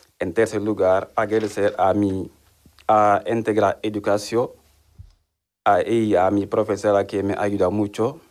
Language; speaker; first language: Spanish; non-native, learner; Wolof